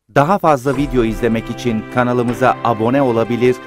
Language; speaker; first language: Turkish; non-native, fluent; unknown